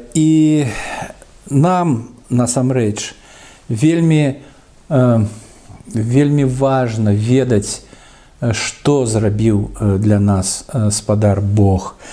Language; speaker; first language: Belarusian; non-native, local second language; Russian